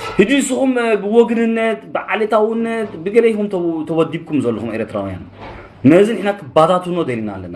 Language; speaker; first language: Tigrinya; early bilingual, heritage; Tigrinya